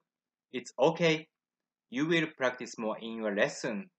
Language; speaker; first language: English; non-native, fluent; Japanese